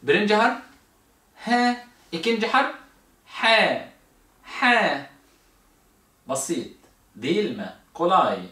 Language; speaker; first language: Turkish; non-native, fluent; Arabic